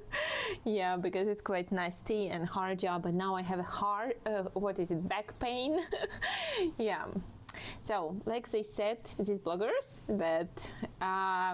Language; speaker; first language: English; non-native, fluent; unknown